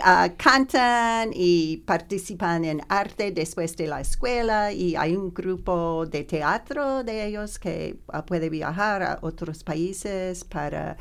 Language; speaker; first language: Spanish; non-native, learner; English